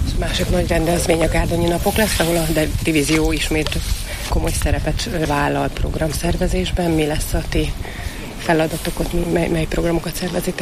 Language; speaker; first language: Hungarian; native; Hungarian